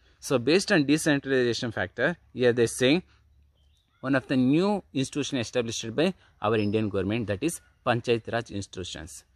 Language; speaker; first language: English; non-native, local second language; Kannada